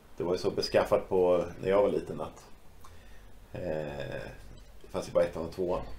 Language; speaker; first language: Swedish; native; Swedish